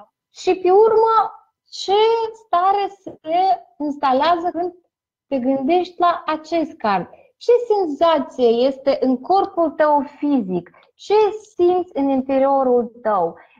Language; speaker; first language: Romanian; non-native, fluent; Russian